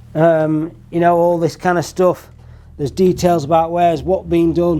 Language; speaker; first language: English; native; English